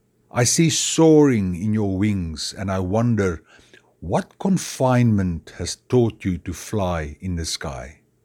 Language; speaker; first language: English; non-native, local second language; Afrikaans